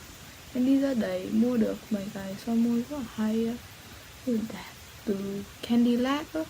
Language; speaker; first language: Vietnamese; early bilingual, heritage; Vietnamese